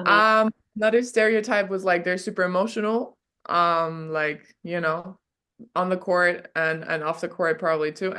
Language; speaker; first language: English; non-native, fluent; German